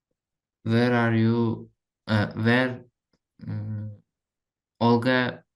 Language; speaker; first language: English; non-native, learner; Uzbek